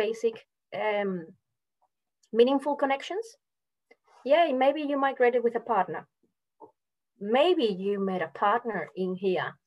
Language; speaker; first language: English; non-native, fluent; Spanish